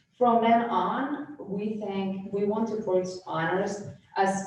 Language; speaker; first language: English; non-native, fluent; Spanish